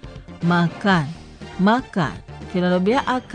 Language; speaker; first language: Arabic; non-native, fluent; Indonesian